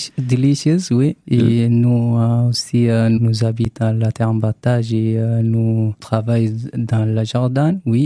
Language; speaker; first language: French; non-native, learner; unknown